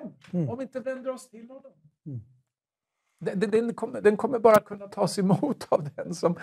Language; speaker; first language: Swedish; native; Swedish